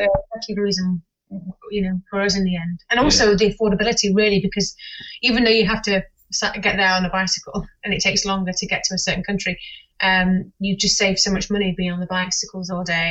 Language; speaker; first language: English; native; English